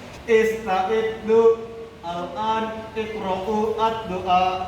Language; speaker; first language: Arabic; non-native, learner; Indonesian